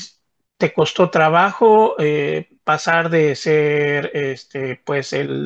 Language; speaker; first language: Spanish; native; Spanish